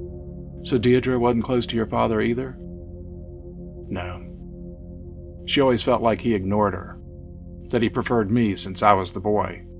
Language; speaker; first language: English; native; English